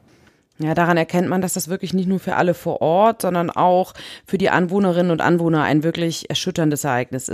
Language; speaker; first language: German; native; German